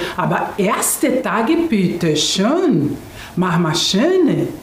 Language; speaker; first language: German; non-native, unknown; Portuguese